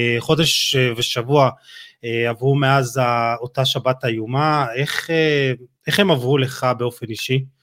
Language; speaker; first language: Hebrew; native; Hebrew